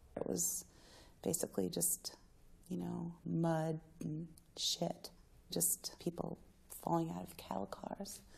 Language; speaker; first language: English; native; English